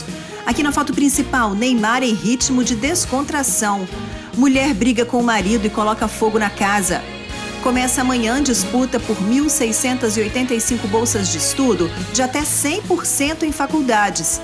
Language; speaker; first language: Portuguese; native; Portuguese